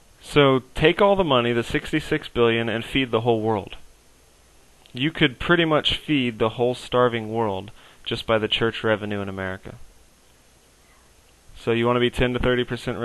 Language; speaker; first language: English; native; English